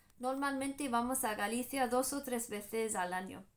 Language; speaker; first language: Spanish; non-native, fluent; English